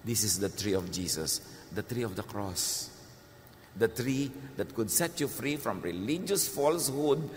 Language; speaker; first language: English; non-native, local second language; Filipino